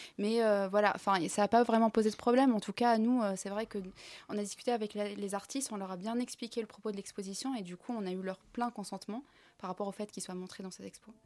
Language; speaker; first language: French; non-native, local second language; Arabic